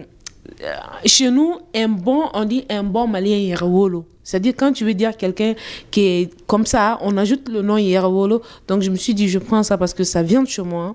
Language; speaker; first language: French; non-native, local second language; Bambara